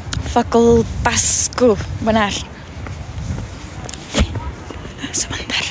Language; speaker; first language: Indonesian; non-native, learner; Turkish